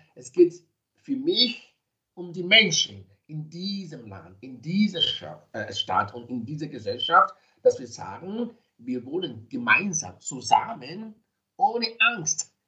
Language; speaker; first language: German; non-native, fluent; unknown